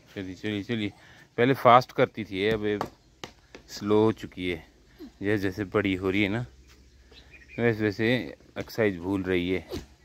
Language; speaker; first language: Hindi; native; Hindi